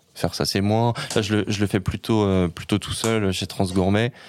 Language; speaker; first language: French; native; French